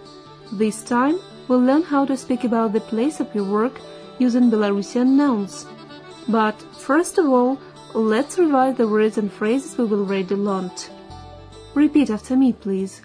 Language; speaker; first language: English; non-native, fluent; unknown